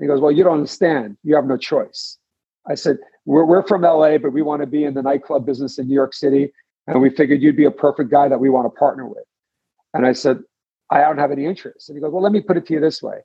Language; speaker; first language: English; native; English